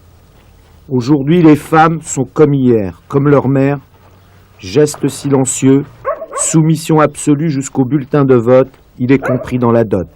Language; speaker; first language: French; native; French